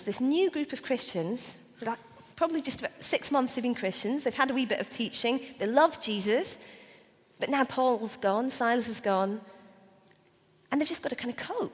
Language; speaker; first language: English; native; English